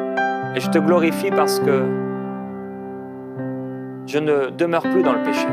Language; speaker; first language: French; non-native, local second language; Haitian Creole